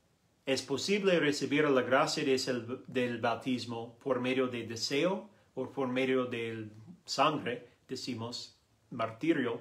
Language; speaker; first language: Spanish; non-native, learner; English